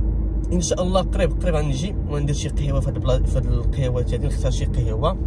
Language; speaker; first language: Arabic; native; Arabic